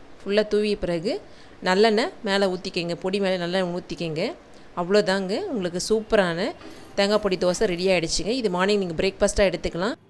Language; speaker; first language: Tamil; native; Tamil